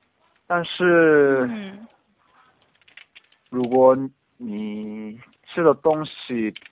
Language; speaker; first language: Chinese; non-native, learner; Korean